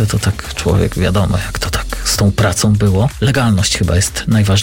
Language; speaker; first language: Polish; native; Polish